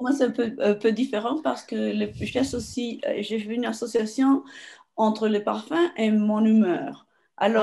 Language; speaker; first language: French; non-native, fluent; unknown